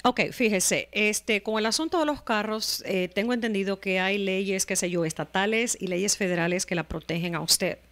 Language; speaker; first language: Spanish; native; Spanish